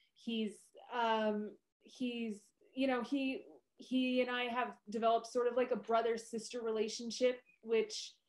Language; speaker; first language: English; native; English